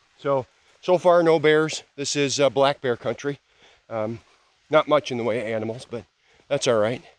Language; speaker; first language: English; native; English